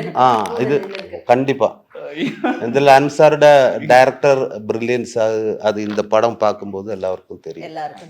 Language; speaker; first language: Tamil; non-native, learner; Malayalam